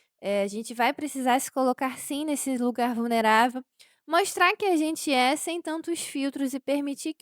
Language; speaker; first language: Portuguese; native; Portuguese